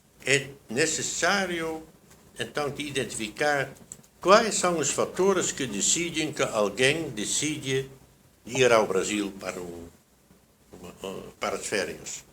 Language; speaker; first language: Portuguese; non-native, fluent; Dutch